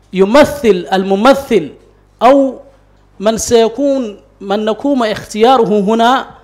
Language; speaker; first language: Arabic; non-native, fluent; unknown